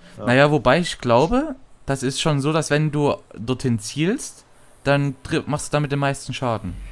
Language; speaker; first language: German; native; German